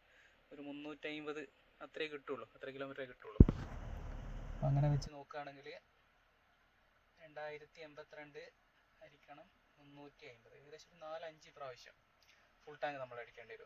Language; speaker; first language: Malayalam; native; Malayalam